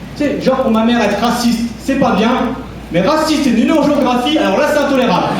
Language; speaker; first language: French; early bilingual, other home language; Vietnamese